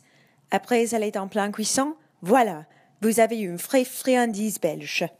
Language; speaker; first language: French; non-native, learner; English